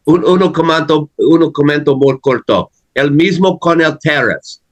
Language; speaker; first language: Spanish; non-native, learner; English